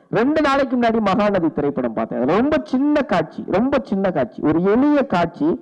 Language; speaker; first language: Tamil; native; Tamil